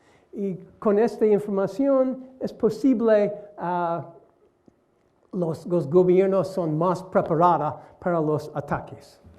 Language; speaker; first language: Spanish; non-native, learner; English